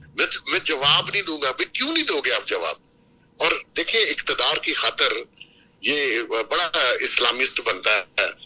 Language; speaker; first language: Urdu; native; Urdu